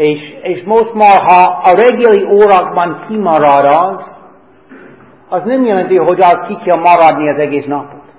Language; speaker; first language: Hungarian; non-native, learner; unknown